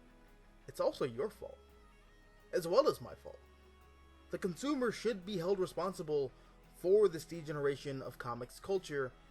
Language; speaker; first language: English; native; English